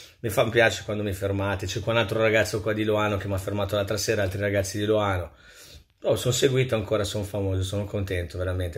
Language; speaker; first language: Italian; native; Italian